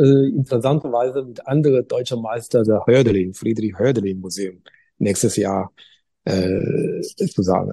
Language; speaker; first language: German; non-native, learner; Chinese